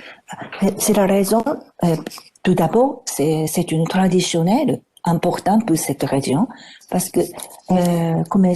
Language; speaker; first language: French; non-native, fluent; Japanese